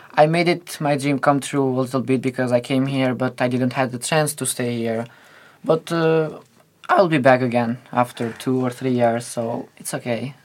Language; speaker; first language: English; non-native, fluent; Albanian